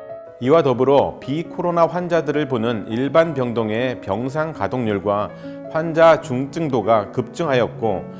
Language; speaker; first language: Korean; native; Korean